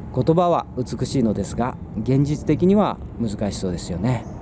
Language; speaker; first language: Japanese; non-native, fluent; Korean